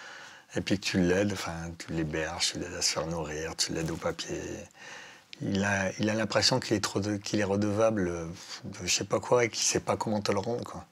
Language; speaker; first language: French; native; French